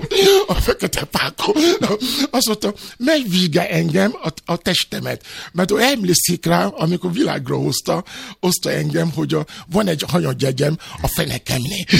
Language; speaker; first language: Hungarian; non-native, learner; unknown